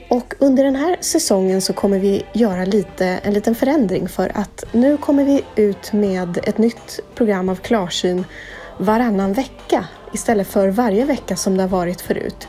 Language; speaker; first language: Swedish; native; Swedish